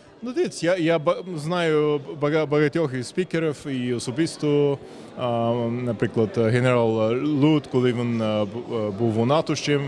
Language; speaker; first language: Ukrainian; non-native, fluent; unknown